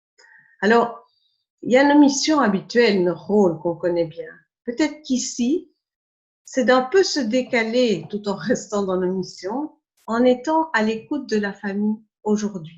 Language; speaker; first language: French; native; French